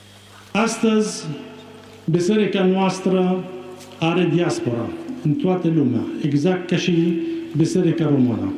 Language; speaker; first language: Romanian; non-native, fluent; Arabic